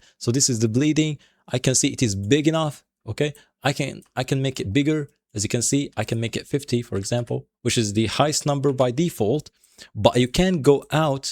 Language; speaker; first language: English; non-native, fluent; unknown